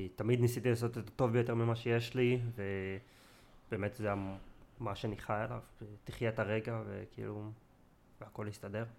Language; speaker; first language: Hebrew; native; Hebrew